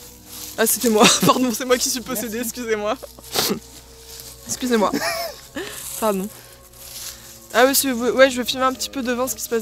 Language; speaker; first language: French; native; French